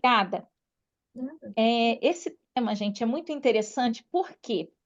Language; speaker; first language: Portuguese; native; Portuguese